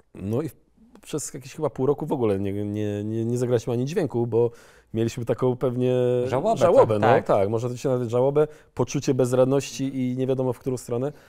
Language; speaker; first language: Polish; native; Polish